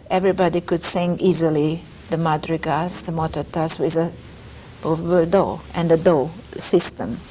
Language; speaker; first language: English; non-native, fluent; Hungarian